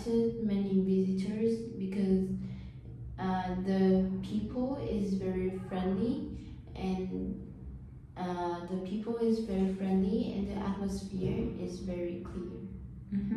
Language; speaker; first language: English; non-native, learner; Vietnamese